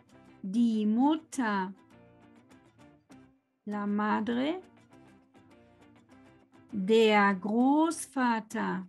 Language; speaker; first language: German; non-native, fluent; Spanish